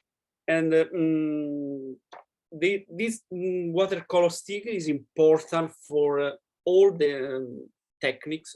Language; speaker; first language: English; non-native, learner; Italian